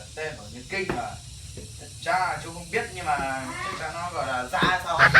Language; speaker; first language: Vietnamese; non-native, local second language; Hmong